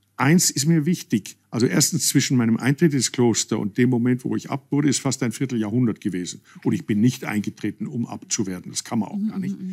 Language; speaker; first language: German; native; German